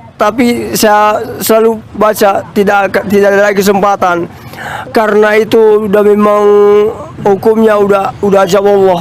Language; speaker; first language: Indonesian; non-native, local second language; Nias